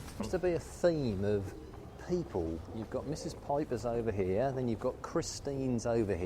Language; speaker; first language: English; native; English